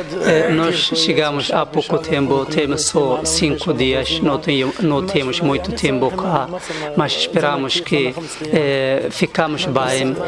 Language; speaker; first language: Portuguese; non-native, learner; Arabic